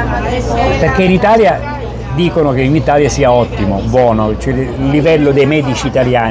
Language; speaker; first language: Italian; native; Italian